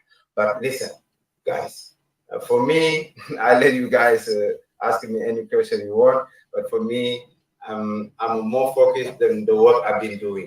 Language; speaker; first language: English; non-native, learner; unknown